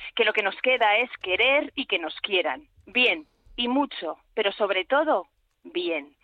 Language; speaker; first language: Spanish; native; Spanish